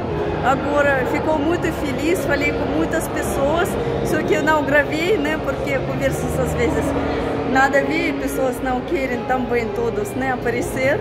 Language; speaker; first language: Portuguese; non-native, fluent; Russian